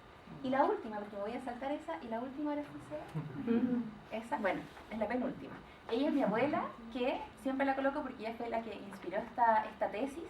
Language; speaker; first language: Spanish; native; Spanish